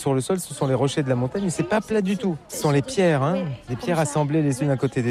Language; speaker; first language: French; native; French